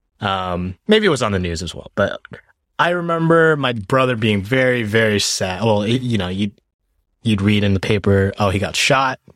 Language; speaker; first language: English; early bilingual, other home language; Japanese